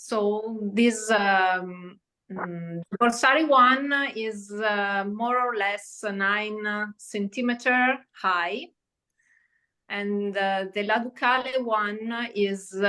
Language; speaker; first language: English; non-native, learner; Italian